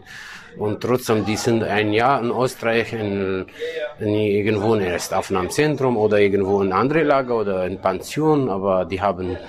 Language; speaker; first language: German; non-native, learner; Kurdish